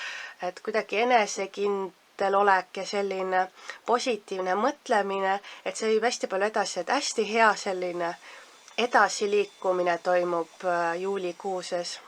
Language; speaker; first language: Estonian; native; Estonian